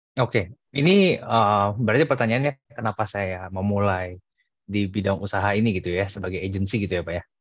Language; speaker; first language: Indonesian; native; Indonesian